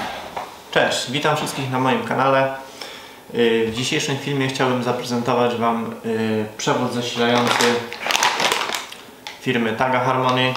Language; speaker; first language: Polish; native; Polish